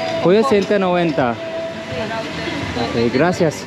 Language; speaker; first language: Spanish; non-native, learner; Turkish